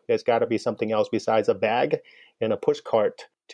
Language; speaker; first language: English; non-native, fluent; Vietnamese